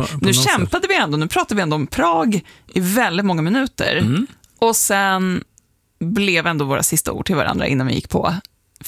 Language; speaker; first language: Swedish; native; Swedish